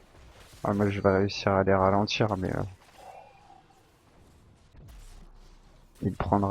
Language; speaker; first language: French; native; French